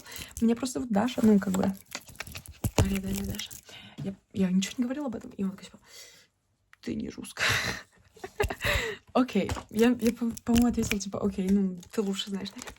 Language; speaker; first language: Russian; early bilingual, heritage; Russian